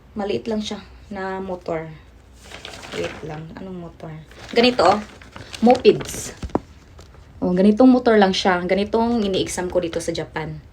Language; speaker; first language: Filipino; non-native, local second language; Cebuano